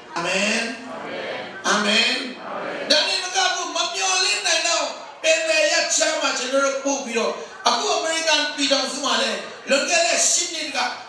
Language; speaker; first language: Burmese; non-native, local second language; Tedim Chin